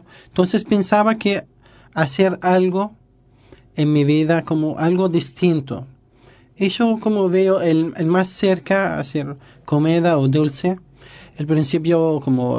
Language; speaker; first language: Spanish; non-native, learner; Arabic